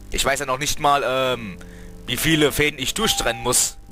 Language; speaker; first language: German; native; German